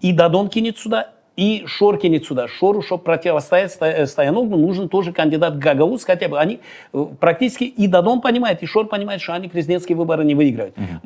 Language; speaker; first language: Russian; non-native, local second language; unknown